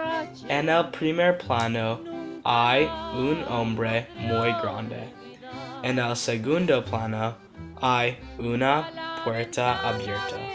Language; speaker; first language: Spanish; non-native, learner; English